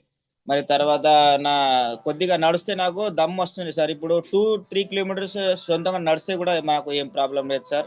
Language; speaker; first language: Telugu; non-native, local second language; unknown